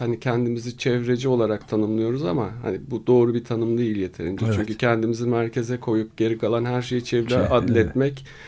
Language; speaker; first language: Turkish; native; Turkish